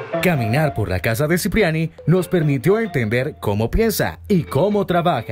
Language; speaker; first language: Spanish; native; Spanish